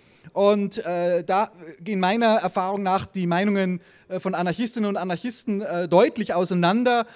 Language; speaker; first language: German; native; German